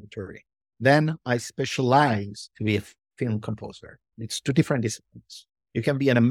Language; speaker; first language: English; non-native, fluent; Italian